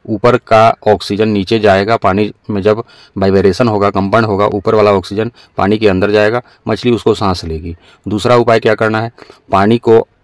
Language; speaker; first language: Hindi; native; Hindi